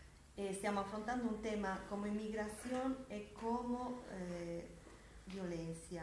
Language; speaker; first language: Italian; non-native, fluent; Spanish